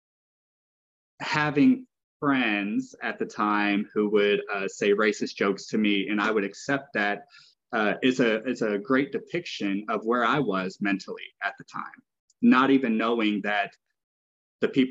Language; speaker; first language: English; native; English